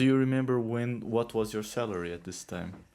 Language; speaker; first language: English; non-native, fluent; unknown